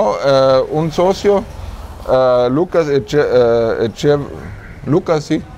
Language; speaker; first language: Spanish; non-native, fluent; German